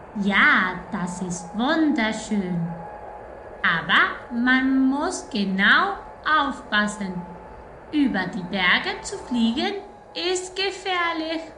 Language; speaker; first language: German; non-native, fluent; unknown